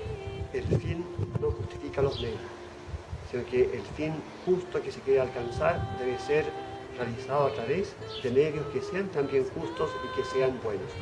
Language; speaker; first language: Spanish; native; Spanish